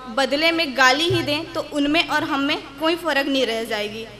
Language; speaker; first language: Hindi; native; Hindi